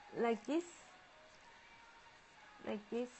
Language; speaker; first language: English; non-native, learner; Japanese